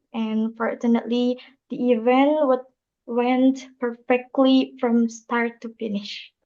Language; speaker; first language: English; non-native, learner; Indonesian